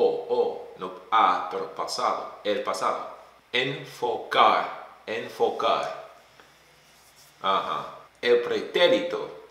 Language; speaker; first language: Spanish; non-native, fluent; English